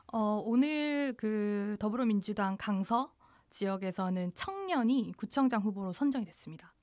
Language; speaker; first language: Korean; native; Korean